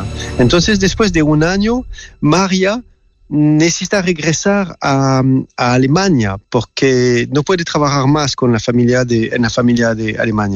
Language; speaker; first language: Spanish; non-native, learner; French